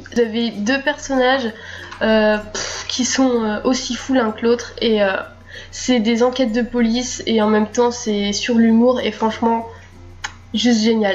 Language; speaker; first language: French; native; French